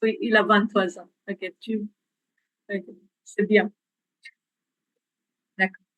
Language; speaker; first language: French; non-native, fluent; Bangla